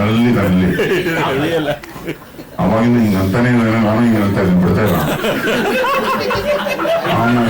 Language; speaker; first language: Kannada; native; Kannada